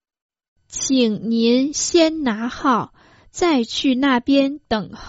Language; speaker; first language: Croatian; non-native, fluent; Chinese